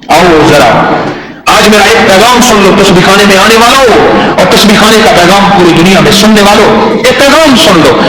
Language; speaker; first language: Urdu; non-native, local second language; Saraiki